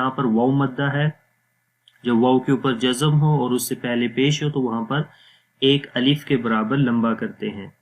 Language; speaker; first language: Urdu; non-native, local second language; Punjabi